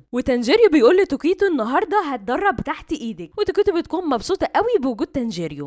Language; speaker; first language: Arabic; native; Arabic